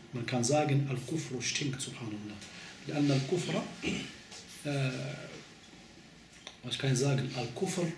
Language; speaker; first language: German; non-native, fluent; Arabic